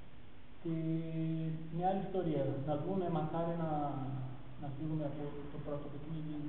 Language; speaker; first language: Greek; non-native, fluent; Portuguese